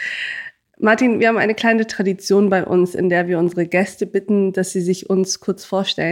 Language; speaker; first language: German; native; German